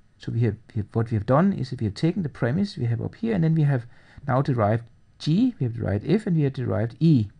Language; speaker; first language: English; non-native, fluent; Danish